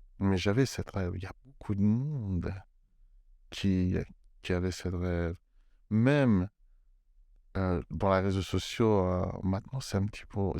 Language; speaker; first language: French; non-native, fluent; Persian